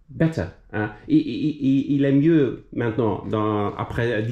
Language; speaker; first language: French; non-native, learner; Dutch